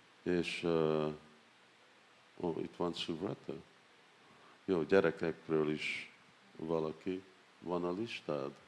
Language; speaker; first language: Hungarian; non-native, learner; English